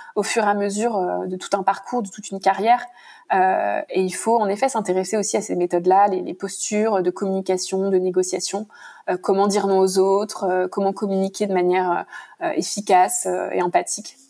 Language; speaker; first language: French; native; French